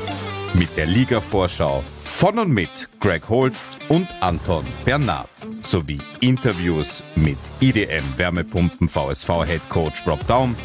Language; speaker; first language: German; native; German